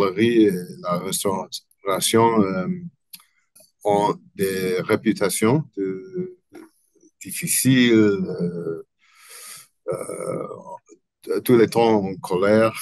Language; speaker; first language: French; non-native, learner; English